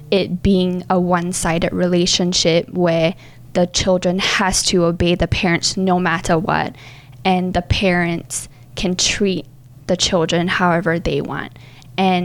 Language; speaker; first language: English; native; English